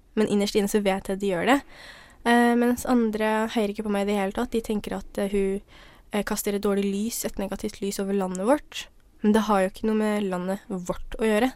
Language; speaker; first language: Norwegian; early bilingual, other home language; Somali